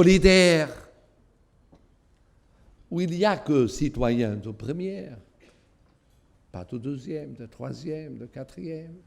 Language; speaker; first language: French; non-native, fluent; Portuguese